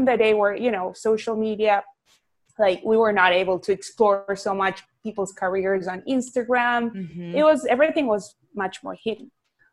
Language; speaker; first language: English; non-native, fluent; Spanish